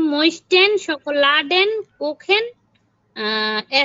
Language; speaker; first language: German; non-native, learner; Bangla